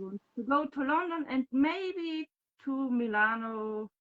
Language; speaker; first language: English; non-native, learner; German